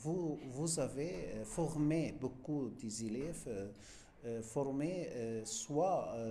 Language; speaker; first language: French; non-native, fluent; Arabic